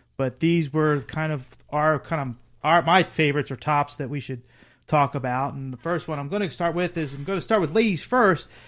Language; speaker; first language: English; native; English